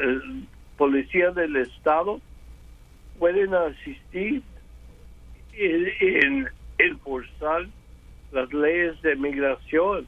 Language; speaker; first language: Spanish; early bilingual, other home language; English